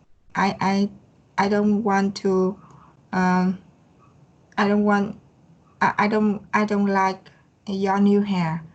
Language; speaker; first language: English; non-native, learner; Vietnamese